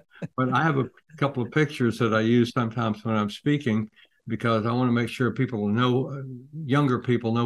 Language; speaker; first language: English; native; English